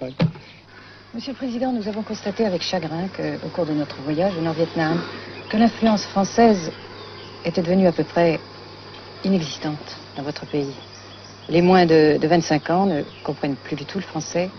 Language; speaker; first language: French; native; French